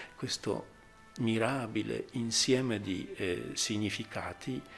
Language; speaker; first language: Italian; non-native, fluent; Polish